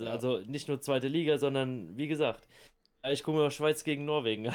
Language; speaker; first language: German; native; German